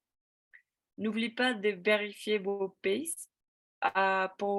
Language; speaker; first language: French; non-native, fluent; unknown